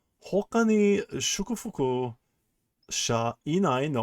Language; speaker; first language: Japanese; non-native, learner; English